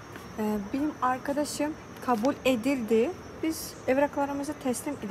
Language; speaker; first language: Turkish; non-native, learner; Russian